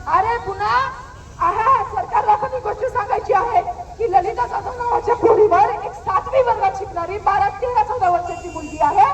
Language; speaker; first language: Marathi; non-native, local second language; Lambadi